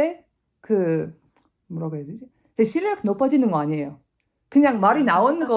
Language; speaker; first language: Korean; non-native, fluent; English